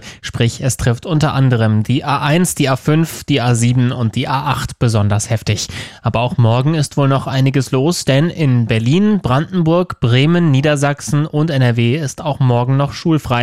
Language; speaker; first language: German; native; German